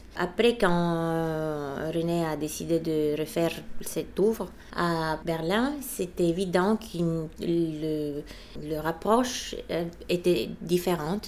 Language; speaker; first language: French; non-native, fluent; Bulgarian